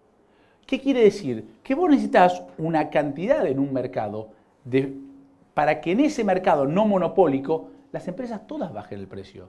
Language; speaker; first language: Spanish; native; Spanish